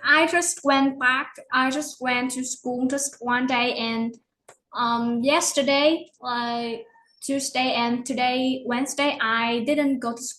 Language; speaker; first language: English; non-native, learner; Vietnamese